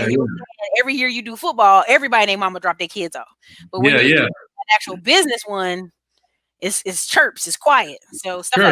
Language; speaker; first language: English; native; English